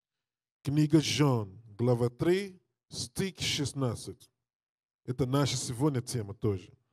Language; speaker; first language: Russian; non-native, learner; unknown